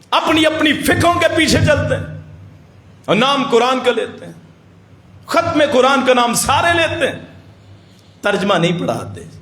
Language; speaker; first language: Urdu; non-native, local second language; Punjabi